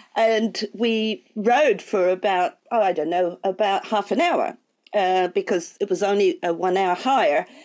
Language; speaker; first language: English; native; English